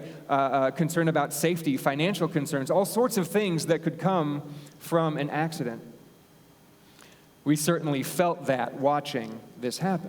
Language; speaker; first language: English; native; English